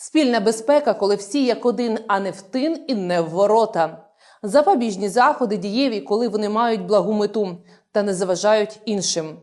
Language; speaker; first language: Ukrainian; native; Ukrainian